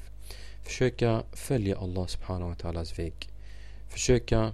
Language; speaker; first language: Swedish; non-native, fluent; Arabic